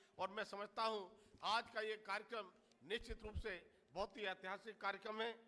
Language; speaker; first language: Hindi; native; Hindi